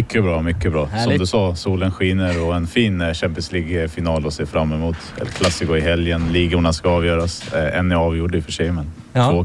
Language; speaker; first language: Swedish; native; Swedish